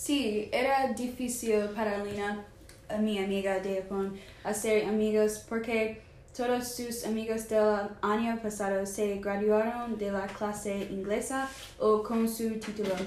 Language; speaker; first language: Spanish; non-native, learner; English